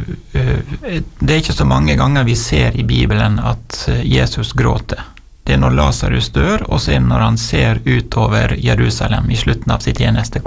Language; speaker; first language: Norwegian; native; Norwegian